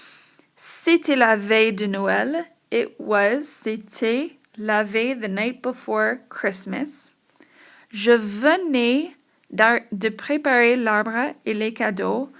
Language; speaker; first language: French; non-native, fluent; English